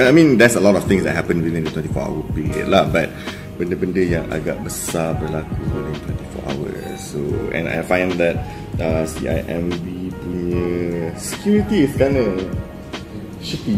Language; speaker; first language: English; non-native, local second language; Malay